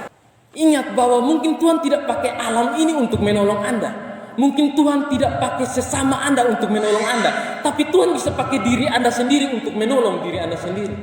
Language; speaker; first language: Indonesian; non-native, local second language; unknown